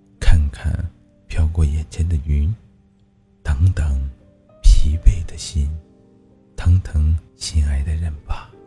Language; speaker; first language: Chinese; native; Chinese